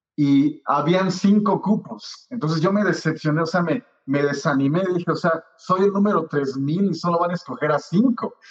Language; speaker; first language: Spanish; native; Spanish